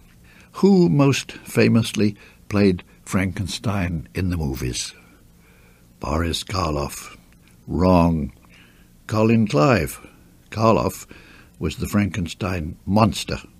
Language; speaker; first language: English; native; English